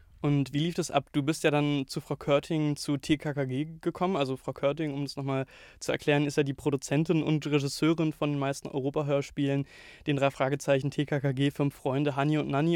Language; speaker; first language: German; native; German